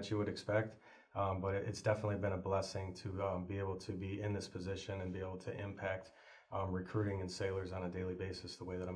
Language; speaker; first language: English; native; English